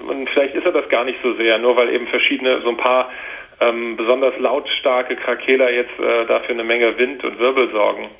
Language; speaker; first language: German; native; German